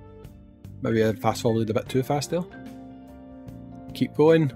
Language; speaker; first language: English; native; English